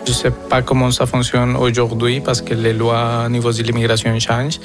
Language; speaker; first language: French; non-native, fluent; Spanish